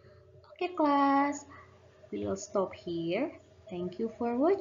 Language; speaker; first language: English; non-native, fluent; Indonesian